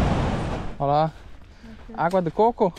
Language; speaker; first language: Spanish; non-native, learner; German